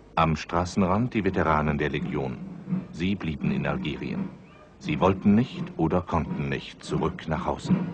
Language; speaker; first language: German; native; German